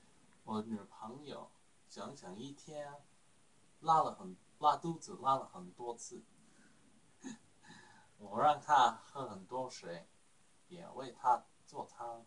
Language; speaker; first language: Chinese; non-native, learner; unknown